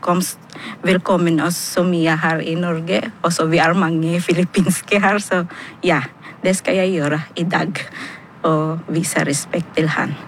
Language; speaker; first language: Norwegian; non-native, fluent; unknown